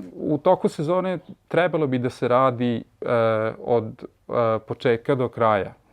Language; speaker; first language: Serbian; early bilingual, heritage; Serbian